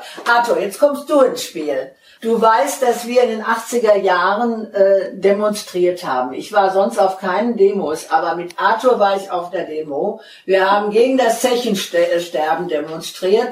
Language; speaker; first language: German; native; German